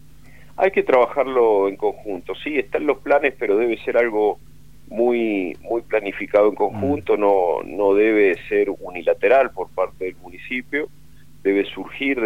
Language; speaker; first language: Spanish; native; Spanish